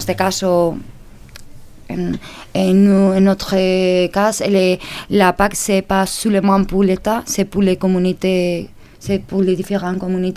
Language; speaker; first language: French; non-native, learner; Spanish